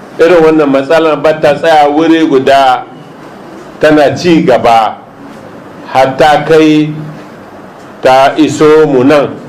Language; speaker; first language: Hausa; non-native, local second language; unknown